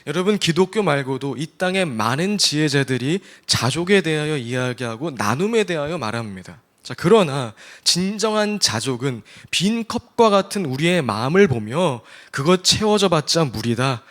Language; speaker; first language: Korean; native; Korean